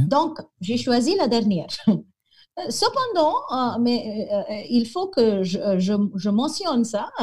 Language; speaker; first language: French; non-native, fluent; Konkani